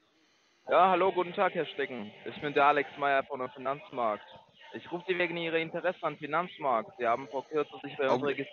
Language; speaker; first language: German; non-native, learner; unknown